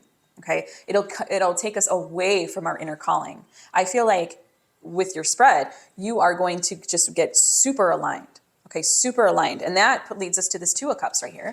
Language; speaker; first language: English; native; English